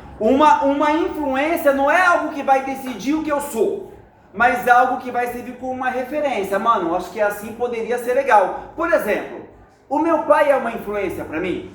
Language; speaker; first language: Portuguese; native; Portuguese